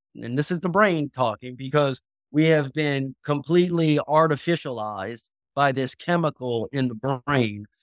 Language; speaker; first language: English; native; English